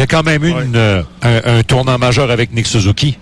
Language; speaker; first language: French; native; French